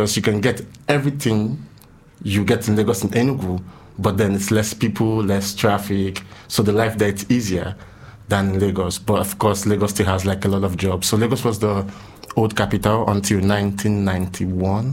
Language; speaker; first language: English; non-native, local second language; Igbo